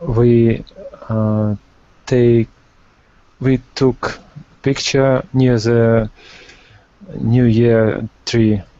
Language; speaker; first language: English; non-native, learner; Russian